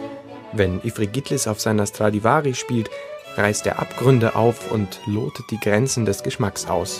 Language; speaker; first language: German; native; German